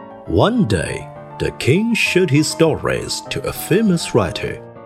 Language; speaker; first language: English; non-native, fluent; Chinese